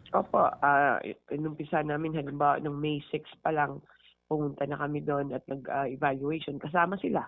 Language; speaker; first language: Filipino; non-native, local second language; Hiligaynon